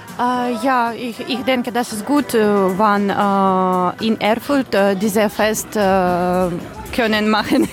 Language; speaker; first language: German; non-native, learner; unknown